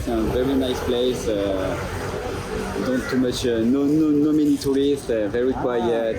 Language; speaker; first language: English; non-native, learner; French